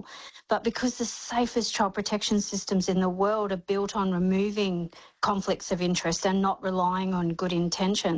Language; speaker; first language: English; native; English